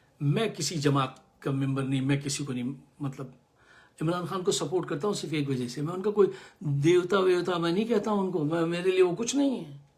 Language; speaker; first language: Urdu; native; Urdu